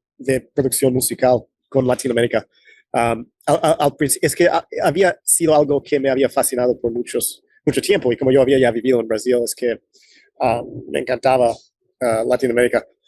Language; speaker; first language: Spanish; non-native, fluent; English